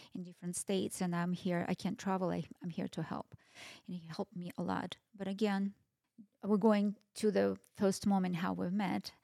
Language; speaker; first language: English; non-native, fluent; Russian